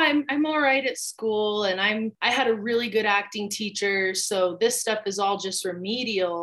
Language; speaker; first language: English; native; English